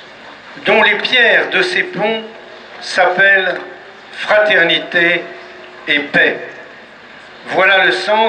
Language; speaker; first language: French; native; French